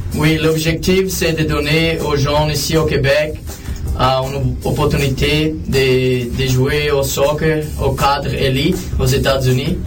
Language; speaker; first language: French; non-native, fluent; Portuguese